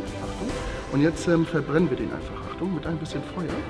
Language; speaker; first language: German; native; German